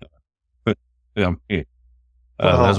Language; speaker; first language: English; native; English